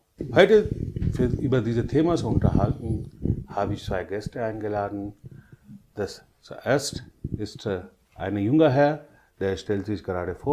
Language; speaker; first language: German; non-native, learner; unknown